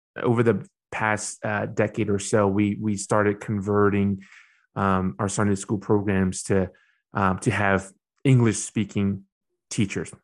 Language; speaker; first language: English; early bilingual, other home language; Burmese